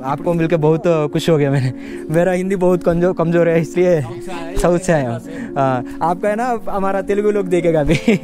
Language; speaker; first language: Hindi; non-native, local second language; Telugu